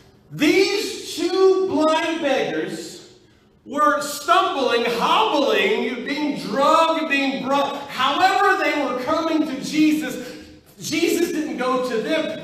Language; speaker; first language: English; native; English